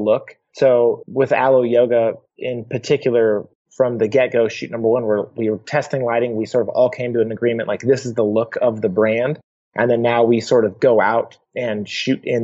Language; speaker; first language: English; native; English